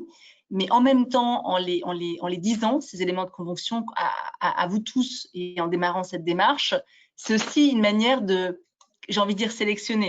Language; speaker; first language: French; native; French